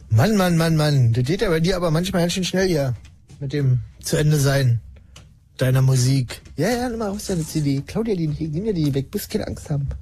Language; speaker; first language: German; native; German